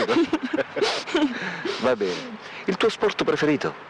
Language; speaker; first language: Italian; native; Italian